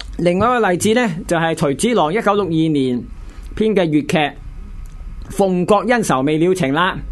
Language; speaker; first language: Chinese; non-native, local second language; Cantonese